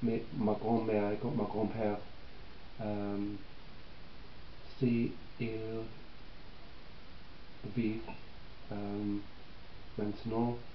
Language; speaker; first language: French; non-native, learner; English